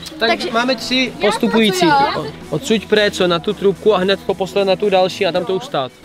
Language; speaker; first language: Czech; early bilingual, other home language; Ukrainian